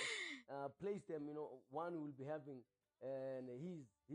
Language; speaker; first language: English; non-native, local second language; Xhosa